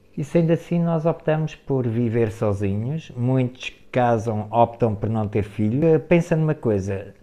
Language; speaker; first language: Portuguese; native; Portuguese